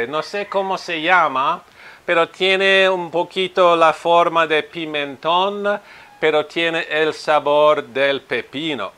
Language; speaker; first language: Spanish; non-native, fluent; Italian